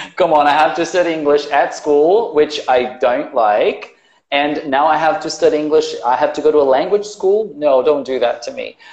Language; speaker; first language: English; non-native, fluent; Portuguese